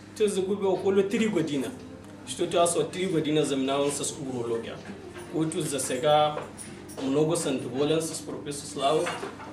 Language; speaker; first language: Bulgarian; non-native, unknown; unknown